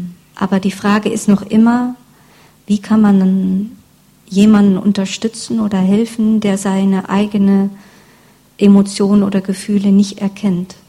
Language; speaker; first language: German; non-native, fluent; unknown